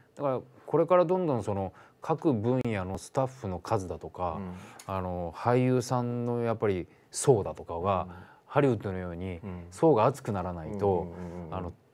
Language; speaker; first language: Japanese; native; Japanese